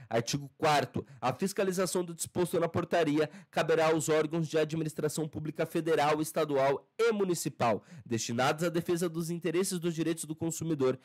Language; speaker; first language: Portuguese; native; Portuguese